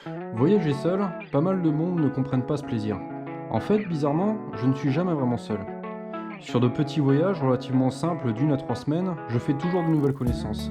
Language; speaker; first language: French; native; French